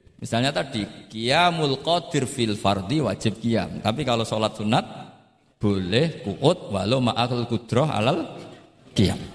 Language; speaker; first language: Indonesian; non-native, local second language; Javanese